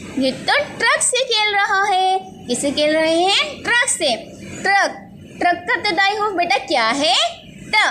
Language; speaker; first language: Urdu; native; Urdu